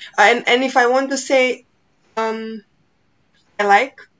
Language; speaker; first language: English; non-native, fluent; Bosnian